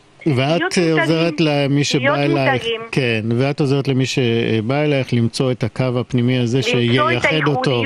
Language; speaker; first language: Hebrew; native; Hebrew